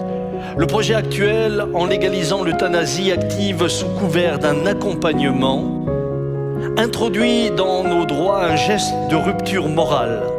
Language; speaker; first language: French; native; French